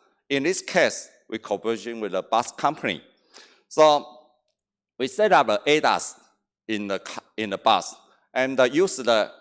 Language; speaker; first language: English; non-native, learner; Chinese